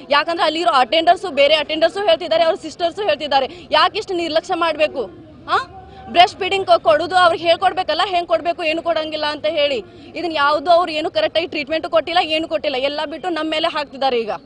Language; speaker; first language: Kannada; native; Kannada